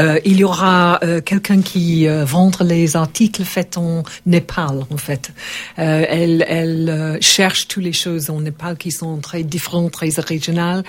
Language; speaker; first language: French; non-native, learner; English